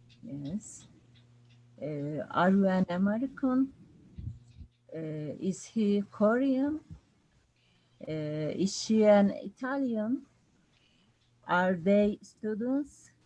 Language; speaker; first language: English; non-native, learner; Turkish